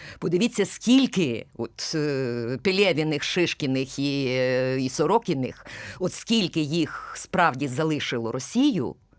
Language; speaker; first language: Ukrainian; native; Ukrainian